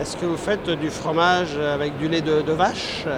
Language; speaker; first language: French; native; French